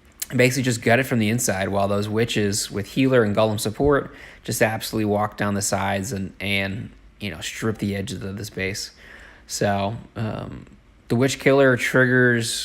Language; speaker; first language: English; native; English